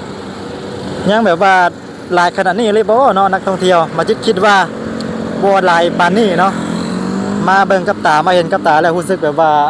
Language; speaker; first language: Thai; non-native, local second language; Northeastern Thai